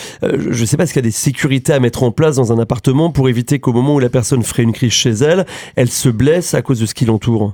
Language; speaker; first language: French; native; French